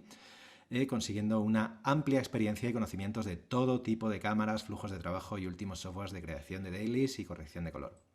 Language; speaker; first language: Spanish; native; Spanish